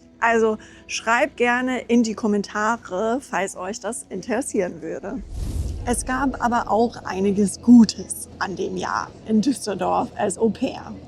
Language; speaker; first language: German; non-native, fluent; English